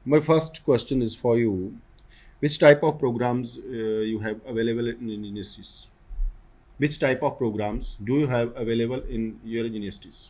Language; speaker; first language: English; non-native, local second language; Punjabi